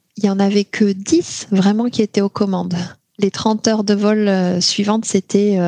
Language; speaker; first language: French; native; French